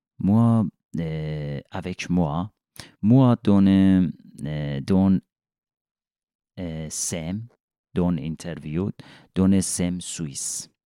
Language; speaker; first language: French; non-native, learner; Persian